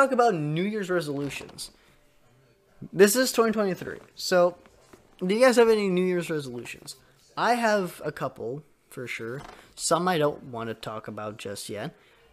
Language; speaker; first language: English; native; English